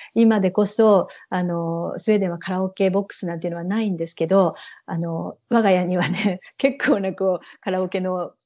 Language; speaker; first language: Japanese; native; Japanese